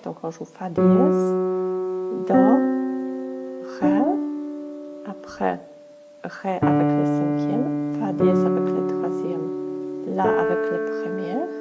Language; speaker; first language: French; non-native, fluent; Polish